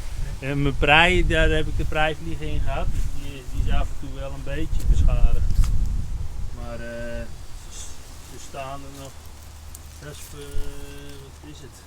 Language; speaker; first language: Dutch; native; Dutch